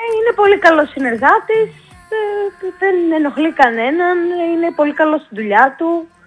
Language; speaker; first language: Greek; early bilingual, heritage; Greek